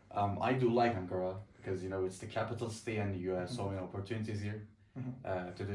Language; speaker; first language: English; non-native, fluent; Turkish